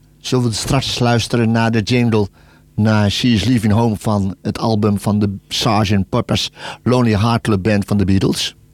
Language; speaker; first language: Dutch; native; Dutch